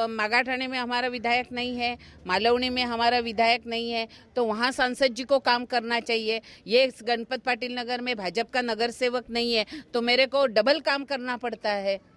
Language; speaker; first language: Hindi; non-native, local second language; Marathi